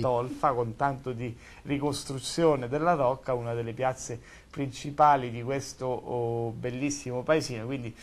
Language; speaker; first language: Italian; native; Italian